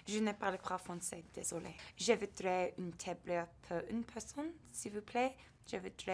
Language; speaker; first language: French; non-native, learner; English